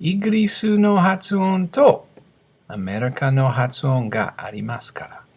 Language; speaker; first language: Japanese; non-native, fluent; English